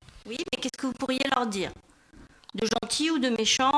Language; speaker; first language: French; native; French